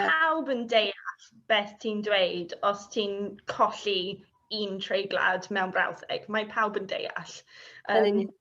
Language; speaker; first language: Welsh; non-native, learner; English